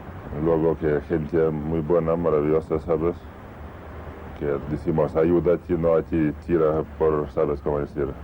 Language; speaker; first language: Spanish; non-native, learner; Lithuanian